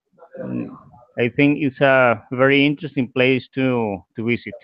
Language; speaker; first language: English; non-native, learner; Spanish